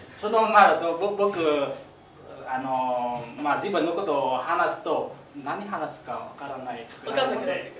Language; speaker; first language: Japanese; non-native, fluent; Vietnamese